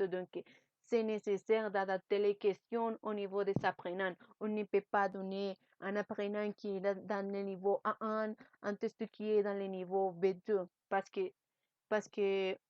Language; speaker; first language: French; non-native, learner; Spanish